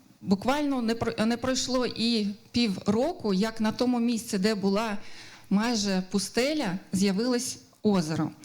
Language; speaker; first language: Ukrainian; native; Ukrainian